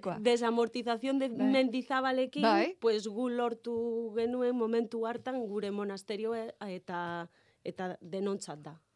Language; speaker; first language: Basque; non-native, learner; Galician